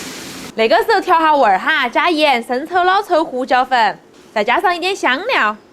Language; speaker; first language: Chinese; native; Chinese